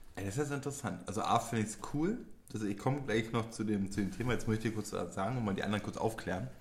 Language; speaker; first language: German; early bilingual, other home language; Polish